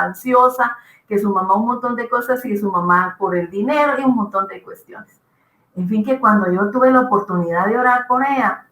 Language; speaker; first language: Spanish; native; Spanish